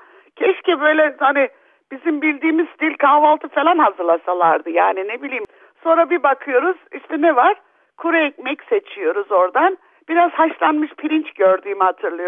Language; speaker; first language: Turkish; early bilingual, other home language; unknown